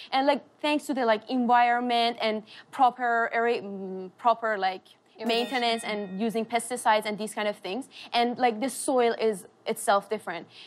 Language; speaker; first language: English; non-native, fluent; Persian